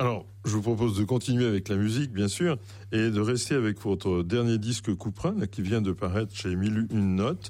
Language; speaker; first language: French; native; French